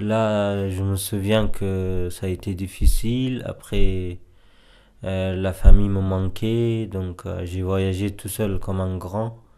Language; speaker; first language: French; non-native, fluent; Persian